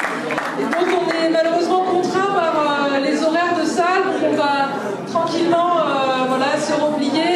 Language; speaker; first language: French; native; French